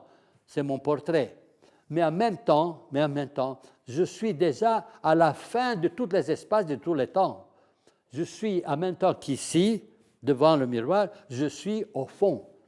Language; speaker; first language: French; non-native, fluent; Italian